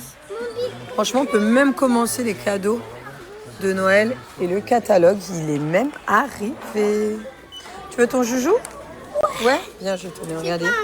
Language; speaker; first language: French; native; French